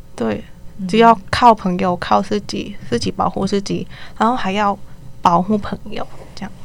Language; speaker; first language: Chinese; non-native, learner; Thai